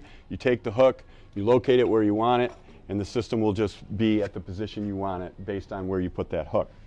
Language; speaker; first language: English; native; English